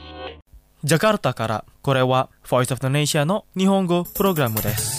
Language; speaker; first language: Japanese; non-native, fluent; Indonesian